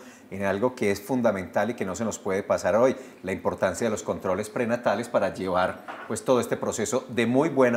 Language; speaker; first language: Spanish; native; Spanish